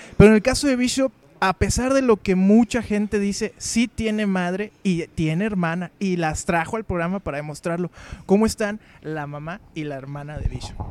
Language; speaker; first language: Spanish; native; Spanish